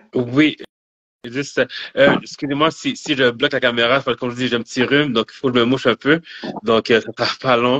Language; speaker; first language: French; native; French